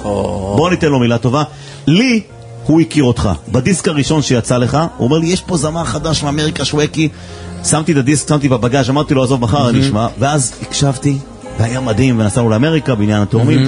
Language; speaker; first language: Hebrew; native; Hebrew